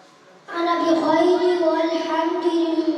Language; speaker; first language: Arabic; non-native, learner; Urdu